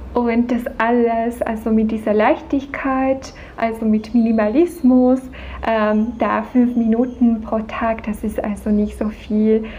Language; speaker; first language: German; non-native, fluent; Czech